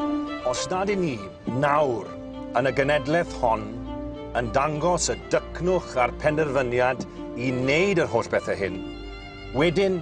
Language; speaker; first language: Welsh; native; Welsh